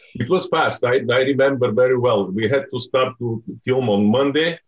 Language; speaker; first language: English; non-native, fluent; Bulgarian